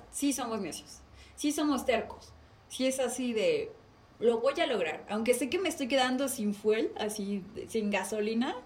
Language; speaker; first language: Spanish; native; Spanish